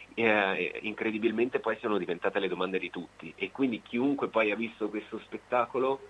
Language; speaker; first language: Italian; native; Italian